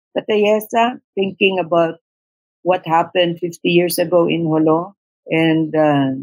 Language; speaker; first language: English; non-native, local second language; Tausug